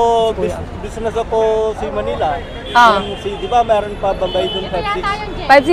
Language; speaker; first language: Filipino; non-native, learner; Punjabi